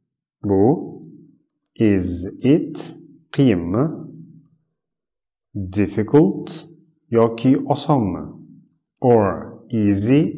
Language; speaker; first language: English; non-native, fluent; Uzbek